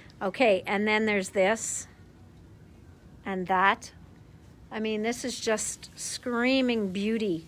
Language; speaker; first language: English; native; English